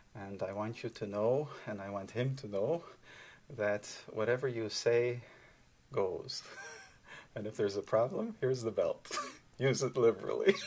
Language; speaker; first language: English; native; English